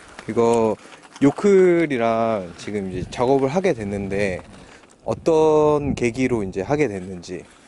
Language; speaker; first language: Korean; native; Korean